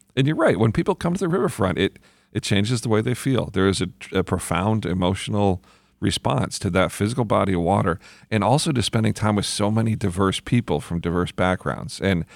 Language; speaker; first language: English; native; English